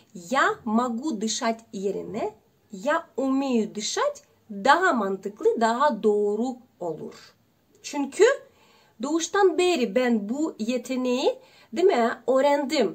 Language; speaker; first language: Turkish; non-native, learner; Russian